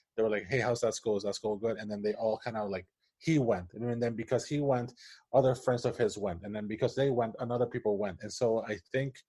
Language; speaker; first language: English; non-native, fluent; Spanish